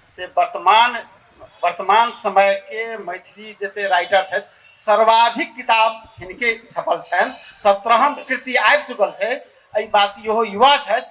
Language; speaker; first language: Maithili; native; Maithili